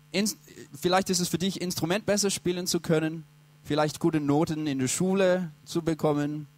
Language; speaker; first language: German; non-native, fluent; English